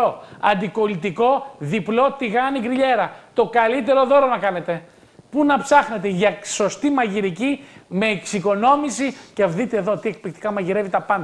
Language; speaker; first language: Greek; native; Greek